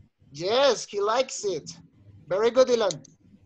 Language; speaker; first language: English; non-native, learner; Spanish